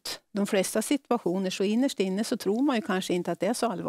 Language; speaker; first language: Swedish; native; Swedish